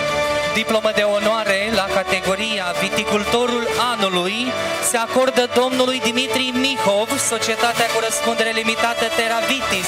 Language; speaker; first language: Romanian; native; Romanian